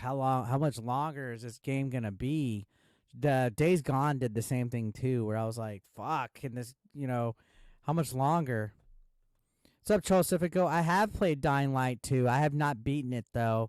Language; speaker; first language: English; native; English